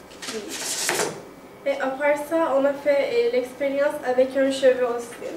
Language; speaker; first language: French; non-native, learner; Turkish